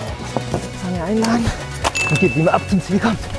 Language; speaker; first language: German; native; German